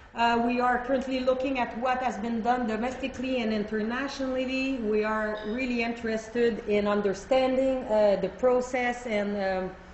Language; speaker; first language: English; non-native, fluent; French